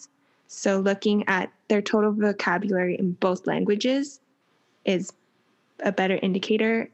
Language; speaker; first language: English; native; English